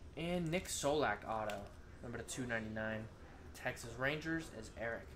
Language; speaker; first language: English; native; English